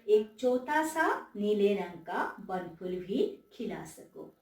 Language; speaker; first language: Hindi; non-native, local second language; Assamese